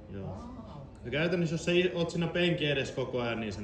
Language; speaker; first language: Finnish; native; Finnish